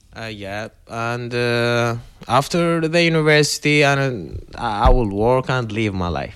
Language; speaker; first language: English; non-native, learner; Arabic